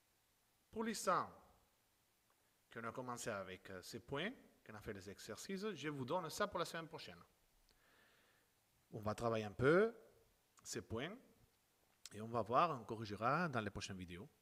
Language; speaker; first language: French; non-native, fluent; Spanish